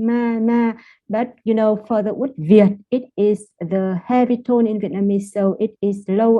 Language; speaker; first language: English; non-native, fluent; Vietnamese